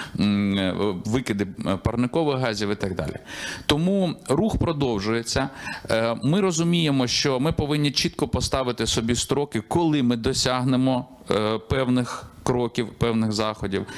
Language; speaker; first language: Ukrainian; native; Ukrainian